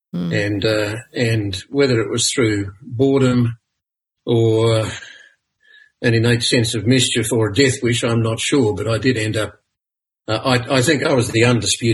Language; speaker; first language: English; native; English